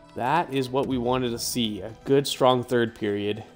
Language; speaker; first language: English; native; English